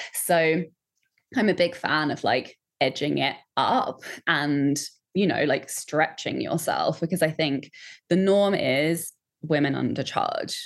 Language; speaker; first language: English; native; English